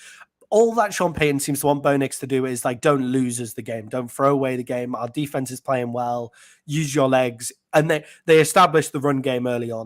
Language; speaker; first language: English; native; English